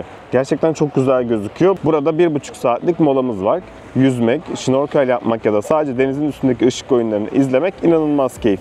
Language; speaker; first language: Turkish; native; Turkish